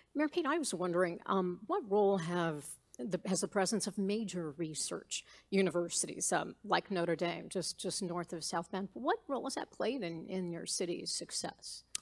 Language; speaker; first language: English; native; English